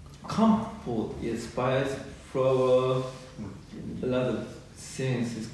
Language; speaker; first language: English; non-native, learner; Japanese